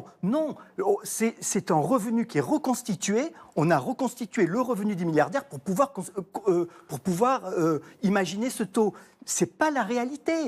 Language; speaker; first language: French; native; French